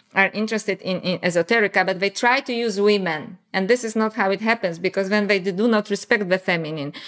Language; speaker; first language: English; non-native, fluent; Polish